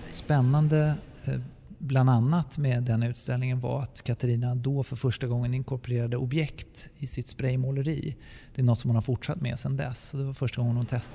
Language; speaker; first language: Swedish; native; Swedish